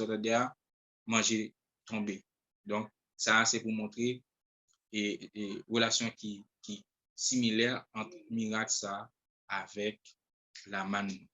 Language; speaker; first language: French; non-native, local second language; Haitian Creole